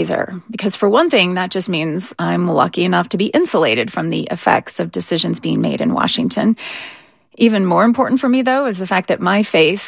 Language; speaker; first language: English; native; English